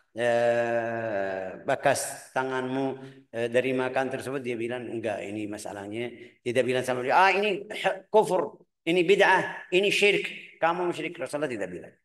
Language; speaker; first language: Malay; non-native, fluent; Arabic